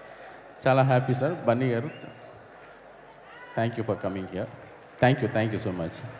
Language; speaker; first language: Telugu; native; Telugu